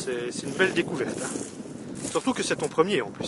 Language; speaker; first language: French; native; French